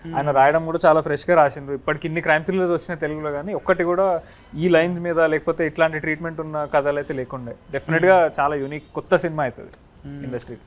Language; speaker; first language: Telugu; native; Telugu